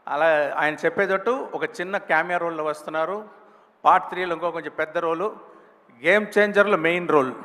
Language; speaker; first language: Telugu; non-native, fluent; Tamil